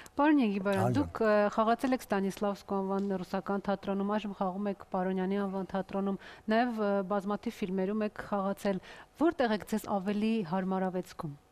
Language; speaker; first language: Armenian; native; Armenian